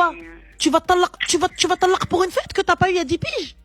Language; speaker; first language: French; native; French